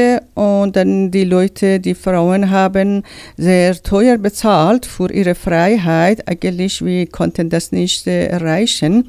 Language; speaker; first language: German; non-native, learner; Persian